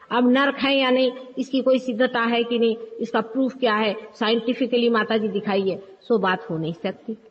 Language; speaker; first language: Hindi; native; Hindi